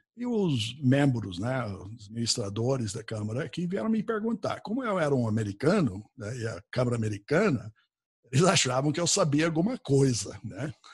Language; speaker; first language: Portuguese; non-native, fluent; English